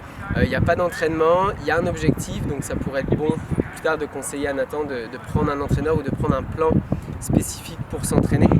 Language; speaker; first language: French; native; French